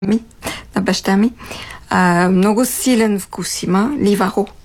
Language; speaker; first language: Bulgarian; non-native, fluent; French